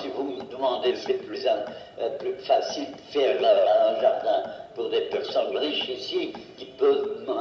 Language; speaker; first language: French; non-native, fluent; Portuguese